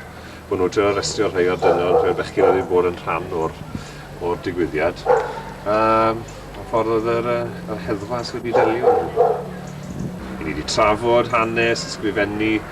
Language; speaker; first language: Welsh; native; Welsh